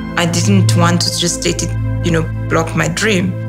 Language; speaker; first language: English; non-native, local second language; Kinyarwanda